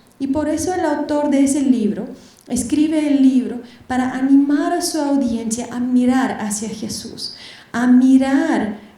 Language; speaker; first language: Spanish; non-native, fluent; Bulgarian